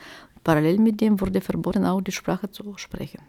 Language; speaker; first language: German; non-native, fluent; Turkish